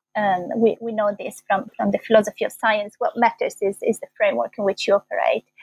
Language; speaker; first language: English; non-native, fluent; Italian